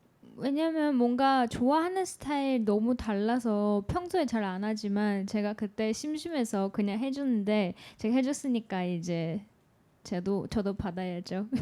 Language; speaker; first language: Korean; non-native, fluent; Chinese